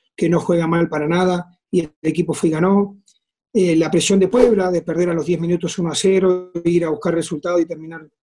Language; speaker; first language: Spanish; native; Spanish